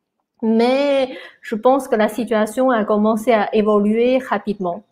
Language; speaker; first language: French; non-native, fluent; Chinese